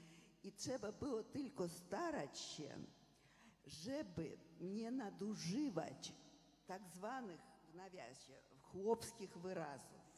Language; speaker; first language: Polish; non-native, fluent; Russian